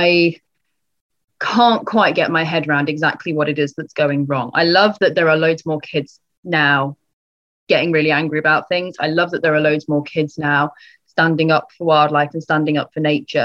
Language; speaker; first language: English; native; English